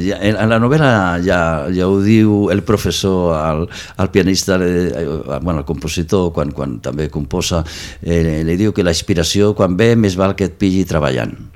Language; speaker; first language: Catalan; non-native, local second language; Spanish